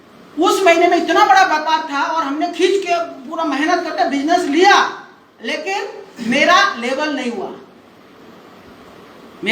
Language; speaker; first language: Hindi; non-native, local second language; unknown